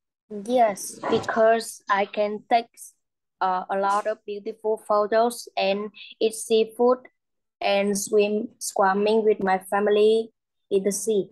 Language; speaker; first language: English; non-native, learner; Vietnamese